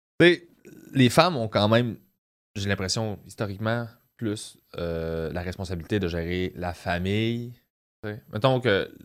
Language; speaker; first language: French; native; French